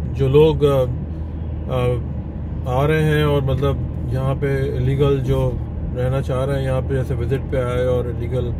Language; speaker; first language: Urdu; native; Urdu